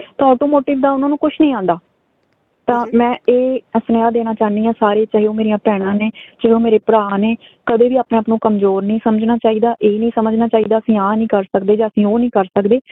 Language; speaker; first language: Punjabi; native; Punjabi